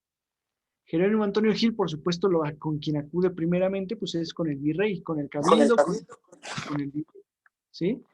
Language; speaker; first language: Spanish; native; Spanish